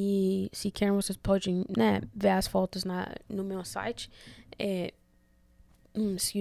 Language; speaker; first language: Portuguese; early bilingual, heritage; Portuguese